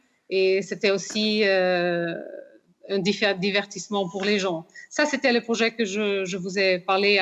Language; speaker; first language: French; non-native, fluent; Portuguese